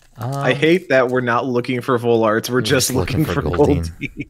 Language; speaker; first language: English; native; English